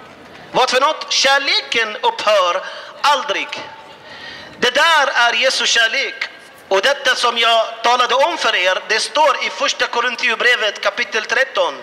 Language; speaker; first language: Swedish; non-native, fluent; Arabic